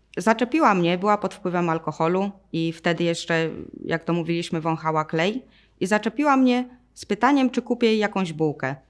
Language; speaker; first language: Polish; native; Polish